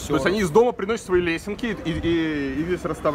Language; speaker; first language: Russian; native; Russian